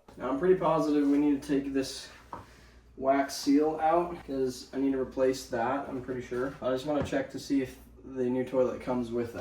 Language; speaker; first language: English; native; English